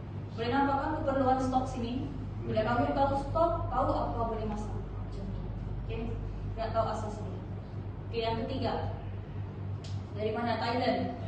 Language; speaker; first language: Malay; native; Malay